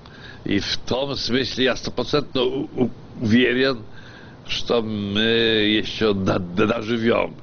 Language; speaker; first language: Russian; non-native, fluent; Polish